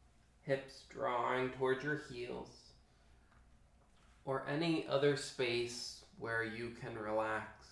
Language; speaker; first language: English; native; English